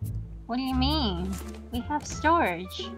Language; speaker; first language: English; native; English